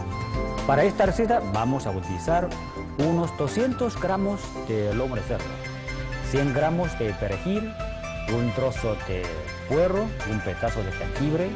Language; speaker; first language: Spanish; non-native, fluent; Chinese